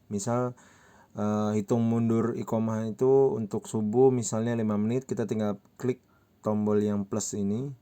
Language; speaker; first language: Indonesian; native; Indonesian